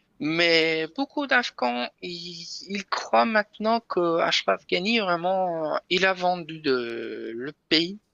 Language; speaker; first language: French; non-native, learner; Persian